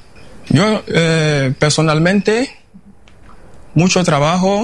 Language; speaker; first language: Spanish; non-native, fluent; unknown